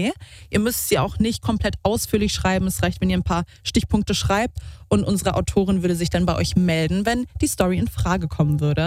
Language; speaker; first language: German; native; German